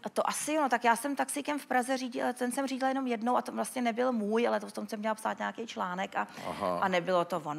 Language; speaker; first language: Czech; native; Czech